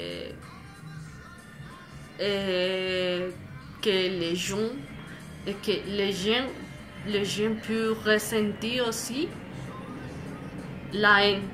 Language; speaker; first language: French; non-native, fluent; Spanish